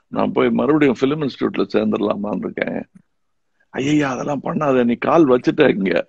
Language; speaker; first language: Tamil; native; Tamil